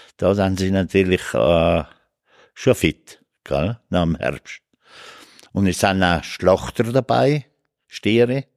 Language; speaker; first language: German; native; German